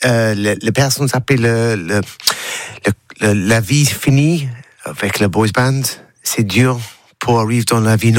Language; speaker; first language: French; non-native, learner; English